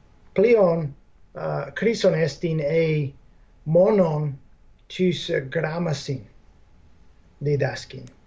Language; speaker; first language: Greek; non-native, fluent; English